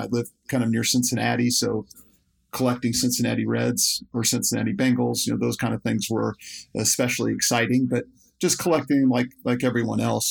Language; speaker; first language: English; native; English